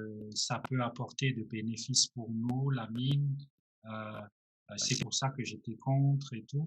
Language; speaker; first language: French; non-native, local second language; Malagasy